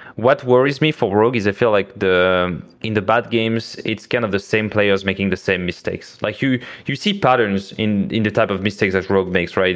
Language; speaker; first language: English; non-native, fluent; French